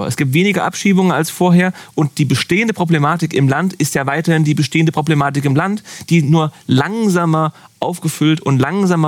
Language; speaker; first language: German; native; German